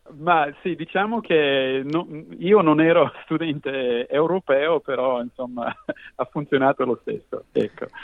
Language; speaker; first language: Italian; non-native, fluent; English